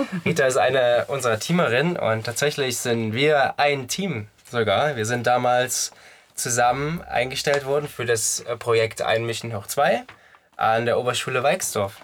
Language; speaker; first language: German; native; German